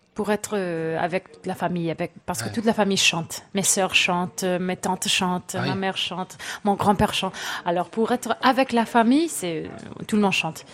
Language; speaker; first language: French; non-native, fluent; English